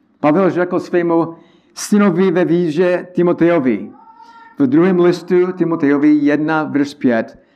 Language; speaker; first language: Czech; non-native, learner; English